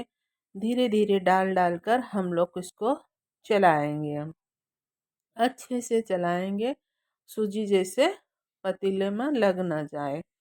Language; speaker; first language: Hindi; non-native, local second language; Odia